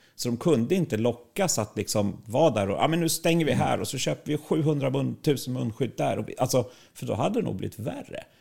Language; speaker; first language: Swedish; native; Swedish